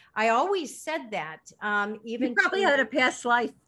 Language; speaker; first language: English; native; English